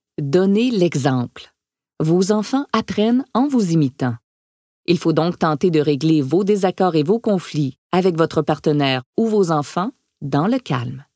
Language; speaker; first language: French; native; French